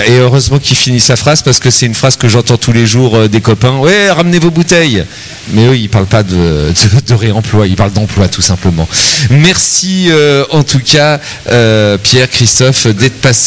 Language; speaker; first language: French; native; French